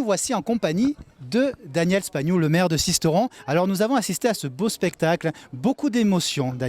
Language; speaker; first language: French; native; French